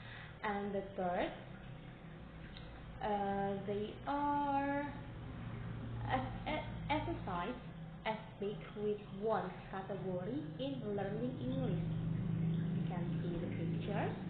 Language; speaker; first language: English; non-native, learner; Indonesian